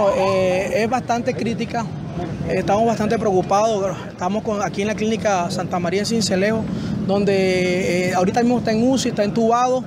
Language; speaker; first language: Spanish; native; Spanish